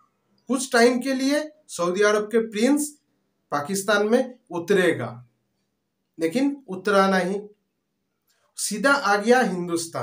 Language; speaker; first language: Hindi; non-native, local second language; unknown